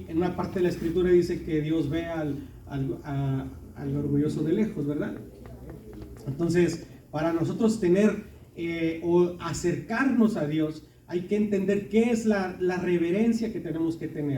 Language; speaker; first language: Spanish; native; Spanish